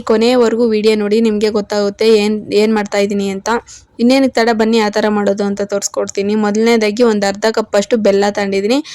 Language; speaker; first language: Kannada; non-native, local second language; Telugu